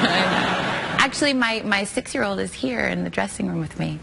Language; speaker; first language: English; native; English